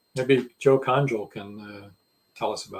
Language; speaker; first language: English; native; English